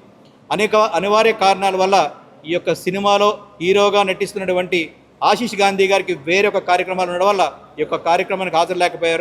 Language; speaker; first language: Telugu; native; Telugu